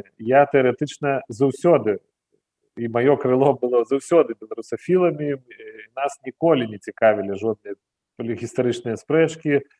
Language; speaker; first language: Belarusian; non-native, fluent; Lithuanian